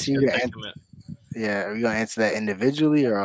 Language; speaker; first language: English; native; English